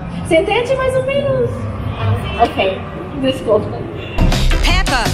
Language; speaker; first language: Portuguese; non-native, learner; English